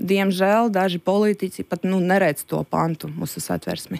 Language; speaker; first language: Latvian; non-native, local second language; Russian